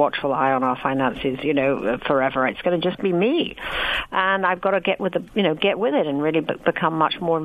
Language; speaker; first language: English; native; English